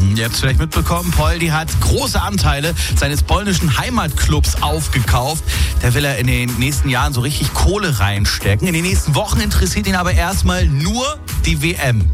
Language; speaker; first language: German; native; German